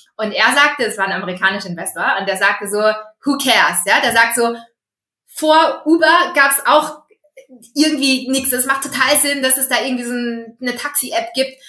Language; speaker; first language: German; early bilingual, other home language; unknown